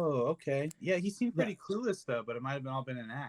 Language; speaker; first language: English; native; English